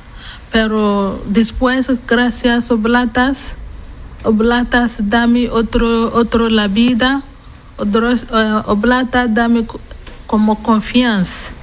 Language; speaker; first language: Spanish; non-native, learner; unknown